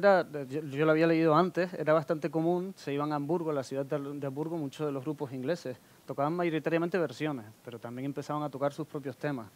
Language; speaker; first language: Spanish; native; Spanish